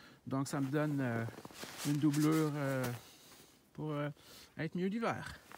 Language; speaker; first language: French; native; French